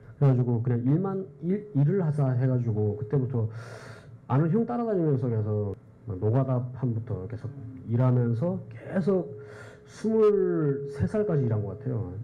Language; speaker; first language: Korean; native; Korean